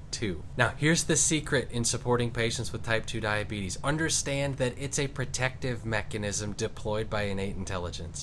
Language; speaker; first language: English; native; English